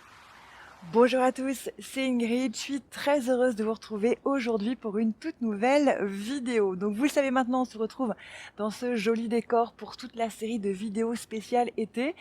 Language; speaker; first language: French; native; French